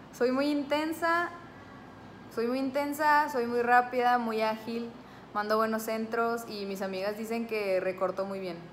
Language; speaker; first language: Spanish; native; Spanish